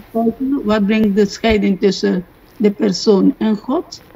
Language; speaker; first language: Dutch; non-native, local second language; Papiamento